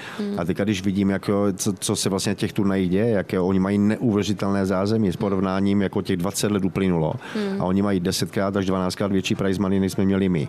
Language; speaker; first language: Czech; native; Czech